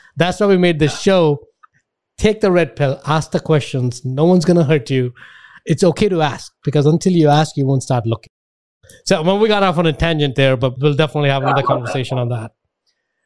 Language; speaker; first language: English; non-native, local second language; Hindi